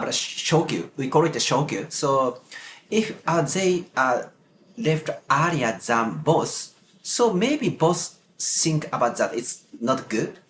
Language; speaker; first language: English; non-native, learner; Japanese